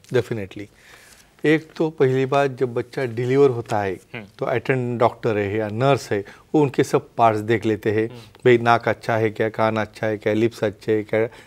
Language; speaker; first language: Hindi; non-native, local second language; Marathi